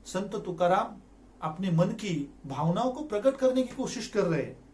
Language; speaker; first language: Hindi; non-native, local second language; Marathi